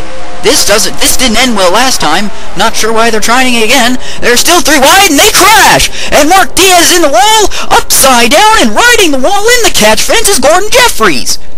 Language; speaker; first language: English; native; English